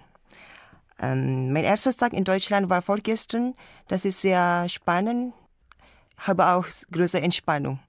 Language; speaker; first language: German; non-native, learner; Indonesian